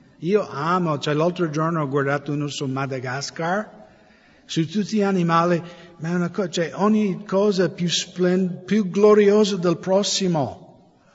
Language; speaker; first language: Italian; non-native, fluent; English